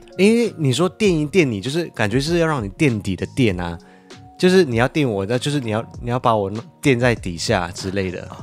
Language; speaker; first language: Chinese; native; Chinese